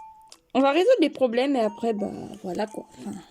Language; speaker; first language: French; native; French